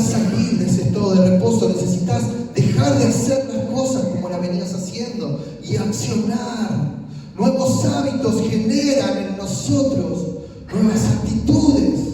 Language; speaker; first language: Spanish; native; Spanish